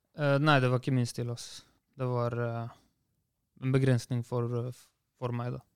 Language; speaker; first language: Norwegian; early bilingual, other home language; Kurdish